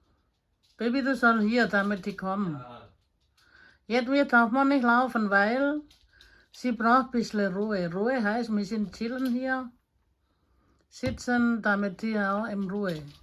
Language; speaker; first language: German; non-native, learner; Indonesian